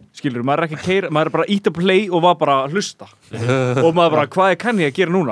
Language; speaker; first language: Icelandic; native; Icelandic